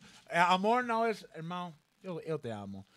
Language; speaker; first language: Portuguese; non-native, learner; Spanish